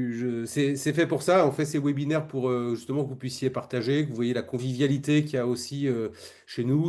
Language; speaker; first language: French; native; French